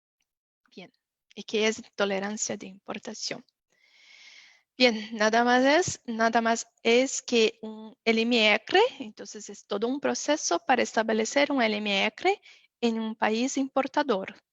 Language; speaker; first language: Spanish; non-native, fluent; Portuguese